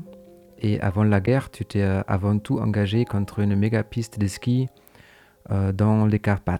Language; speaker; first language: French; native; French